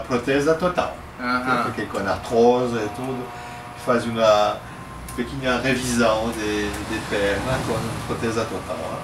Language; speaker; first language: Spanish; non-native, learner; Portuguese